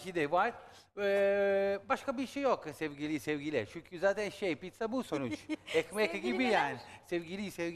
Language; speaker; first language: Turkish; non-native, learner; Italian